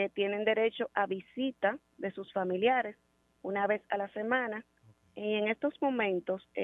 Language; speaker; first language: Spanish; native; Spanish